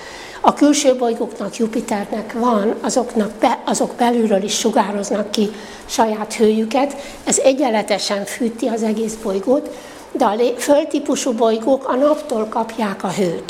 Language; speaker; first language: Hungarian; native; Hungarian